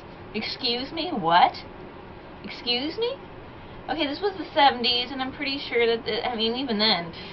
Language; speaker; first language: English; native; English